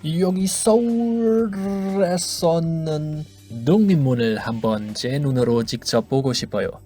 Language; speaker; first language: Korean; non-native, fluent; German